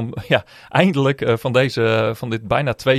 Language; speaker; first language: Dutch; native; Dutch